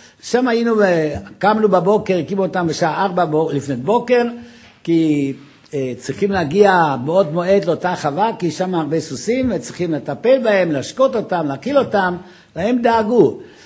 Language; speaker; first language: Hebrew; non-native, fluent; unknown